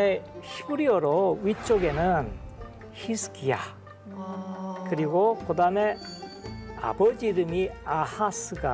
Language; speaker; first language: Korean; native; Korean